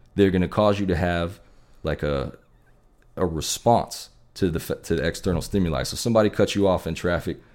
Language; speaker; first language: English; native; English